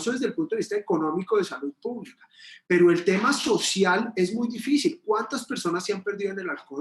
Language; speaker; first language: Spanish; native; Spanish